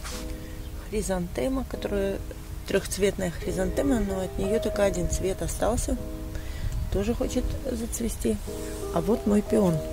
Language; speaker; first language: Russian; native; Russian